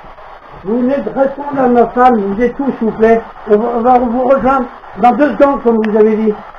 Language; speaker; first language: French; native; French